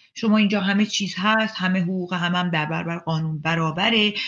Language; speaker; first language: Persian; native; Persian